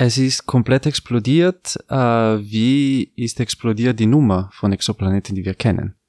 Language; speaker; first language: German; non-native, fluent; Italian